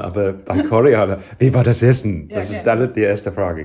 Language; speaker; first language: German; non-native, learner; English